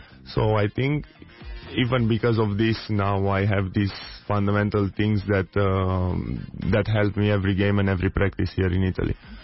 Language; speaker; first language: English; non-native, fluent; Romanian